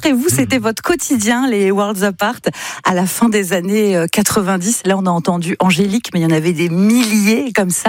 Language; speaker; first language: French; native; French